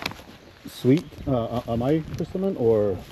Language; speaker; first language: English; non-native, learner; Japanese